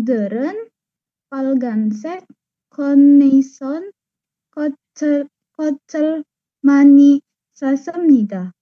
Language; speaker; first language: Korean; non-native, learner; Indonesian